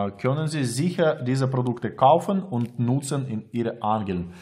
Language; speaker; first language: German; non-native, learner; Russian